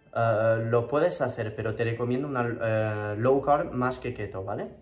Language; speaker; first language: Spanish; non-native, fluent; French